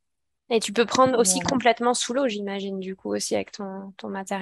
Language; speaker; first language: French; native; French